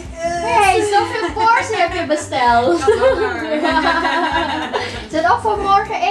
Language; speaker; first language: Dutch; non-native, learner; Indonesian